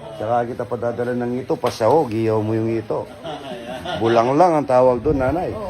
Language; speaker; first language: Filipino; non-native, local second language; Pampanga